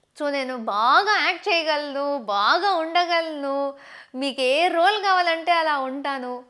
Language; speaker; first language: Telugu; non-native, local second language; Tamil